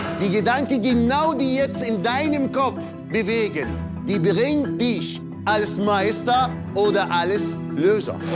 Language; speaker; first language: German; non-native, fluent; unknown